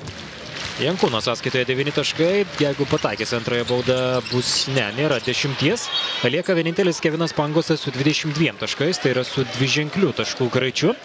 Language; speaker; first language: Lithuanian; native; Lithuanian